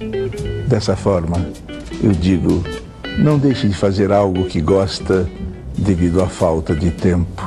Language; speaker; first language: Portuguese; native; Portuguese